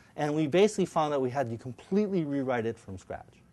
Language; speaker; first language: English; native; English